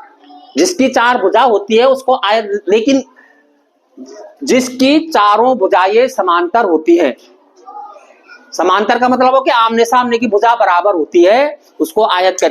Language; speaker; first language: Hindi; native; Hindi